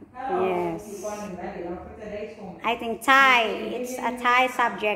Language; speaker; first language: English; non-native, local second language; Filipino